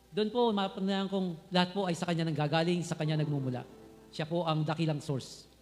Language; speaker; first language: Filipino; native; Filipino